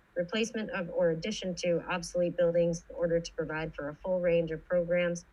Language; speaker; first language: English; native; English